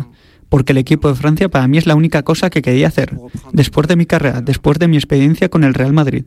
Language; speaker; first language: Spanish; non-native, fluent; French